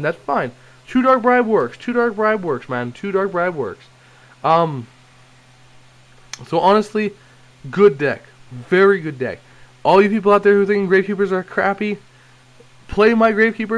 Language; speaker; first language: English; native; English